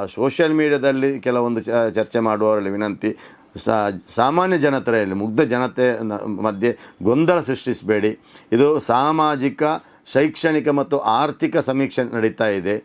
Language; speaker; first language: Kannada; non-native, local second language; Malayalam